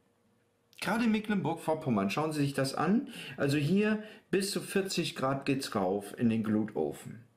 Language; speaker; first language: German; native; German